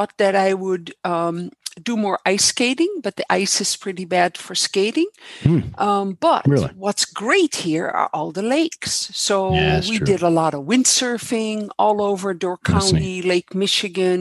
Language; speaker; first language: English; non-native, fluent; Dutch